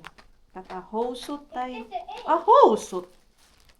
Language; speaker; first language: Finnish; non-native, learner; Filipino